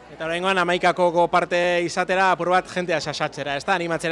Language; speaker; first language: Basque; native; Basque